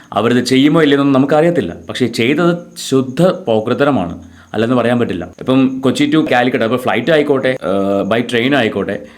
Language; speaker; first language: Malayalam; native; Malayalam